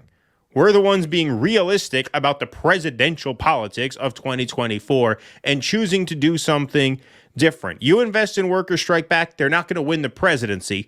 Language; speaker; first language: English; native; English